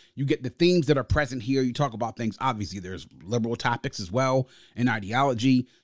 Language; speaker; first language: English; native; English